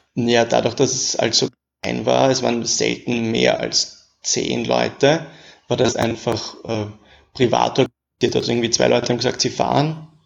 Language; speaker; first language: German; native; German